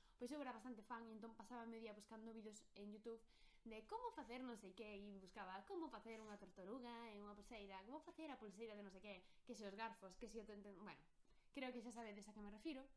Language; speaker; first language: Galician; non-native, local second language; Spanish